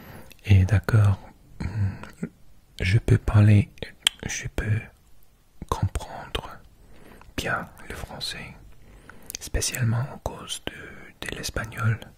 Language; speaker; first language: French; non-native, learner; English